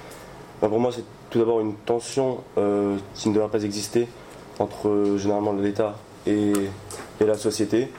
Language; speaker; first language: French; native; French